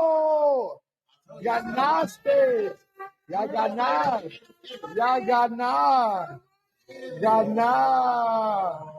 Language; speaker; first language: Spanish; non-native, learner; English